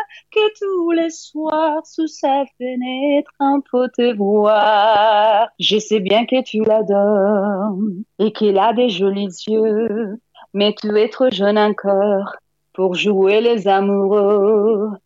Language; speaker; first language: French; non-native, fluent; Italian